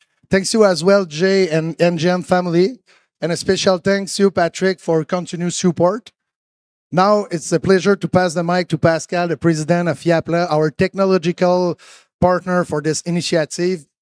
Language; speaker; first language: English; non-native, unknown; French